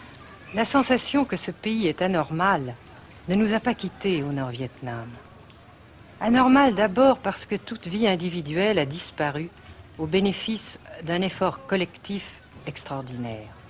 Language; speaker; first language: French; native; French